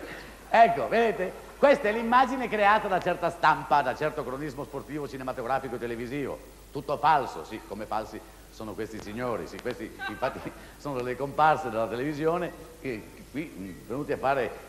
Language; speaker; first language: Italian; native; Italian